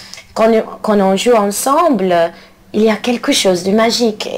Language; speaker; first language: French; non-native, learner; English